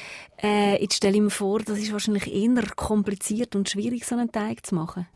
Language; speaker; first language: German; native; German